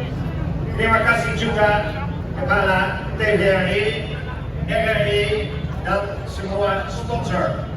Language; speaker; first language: Indonesian; non-native, learner; Dutch